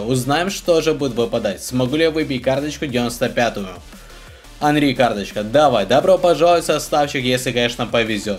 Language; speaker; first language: Russian; native; Russian